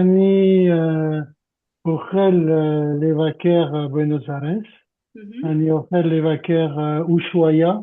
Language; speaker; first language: Hebrew; non-native, learner; French